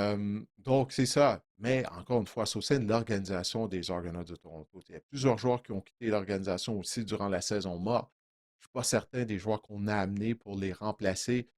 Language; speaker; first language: French; native; French